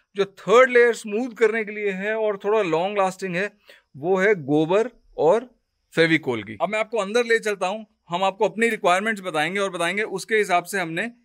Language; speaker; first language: Hindi; native; Hindi